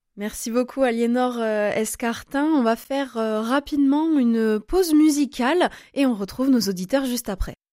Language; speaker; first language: French; native; French